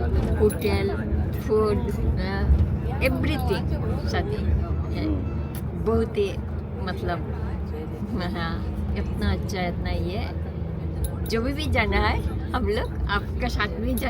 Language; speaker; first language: Hindi; non-native, local second language; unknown